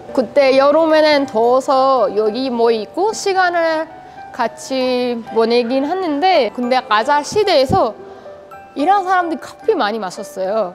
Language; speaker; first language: Korean; non-native, fluent; Persian